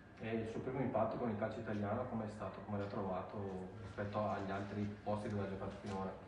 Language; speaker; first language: Italian; native; Italian